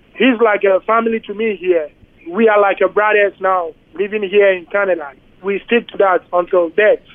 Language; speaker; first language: English; non-native, local second language; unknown